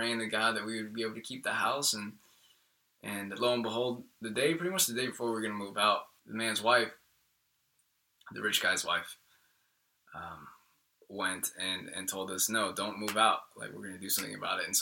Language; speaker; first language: English; early bilingual, other home language; Spanish